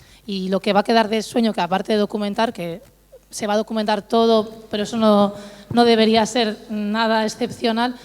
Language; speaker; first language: Spanish; native; Spanish